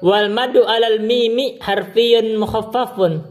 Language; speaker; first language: Arabic; non-native, fluent; Indonesian